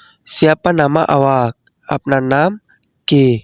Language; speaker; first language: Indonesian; non-native, learner; Bangla